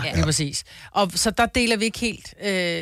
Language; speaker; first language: Danish; native; Danish